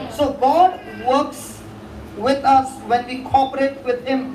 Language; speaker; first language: English; non-native, local second language; Hindi